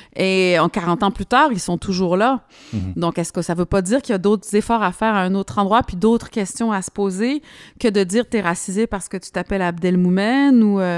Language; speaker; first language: French; native; French